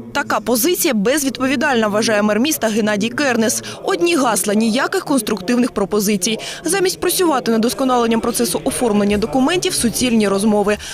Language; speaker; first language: Ukrainian; native; Ukrainian